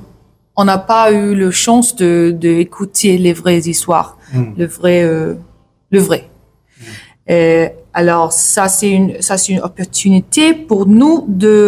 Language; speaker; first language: French; non-native, learner; English